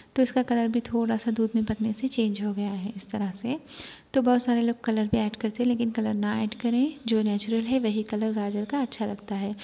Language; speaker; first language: Hindi; non-native, local second language; Urdu